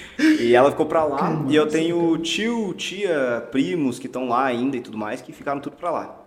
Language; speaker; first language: Portuguese; early bilingual, heritage; Portuguese